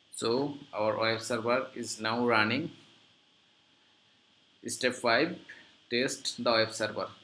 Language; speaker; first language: English; non-native, local second language; Bangla